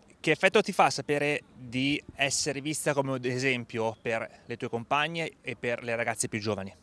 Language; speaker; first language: Italian; native; Italian